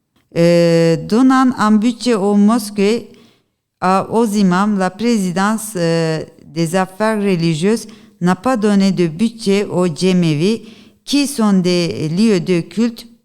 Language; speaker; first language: French; non-native, learner; Turkish